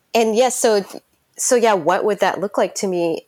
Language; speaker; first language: English; native; English